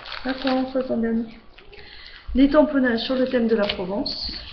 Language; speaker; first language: French; native; French